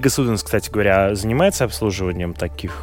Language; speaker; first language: Russian; native; Russian